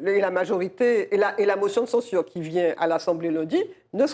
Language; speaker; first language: French; native; French